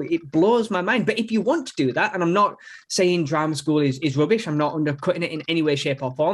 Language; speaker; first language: English; native; English